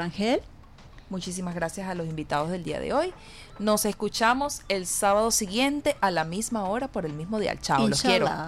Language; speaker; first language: Spanish; native; Spanish